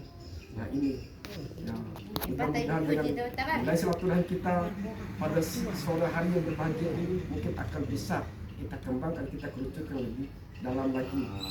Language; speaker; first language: Indonesian; non-native, local second language; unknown